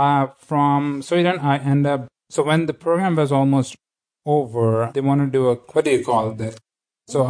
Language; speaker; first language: English; non-native, local second language; Urdu